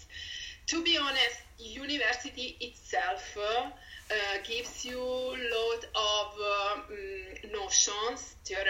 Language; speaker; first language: English; non-native, fluent; Italian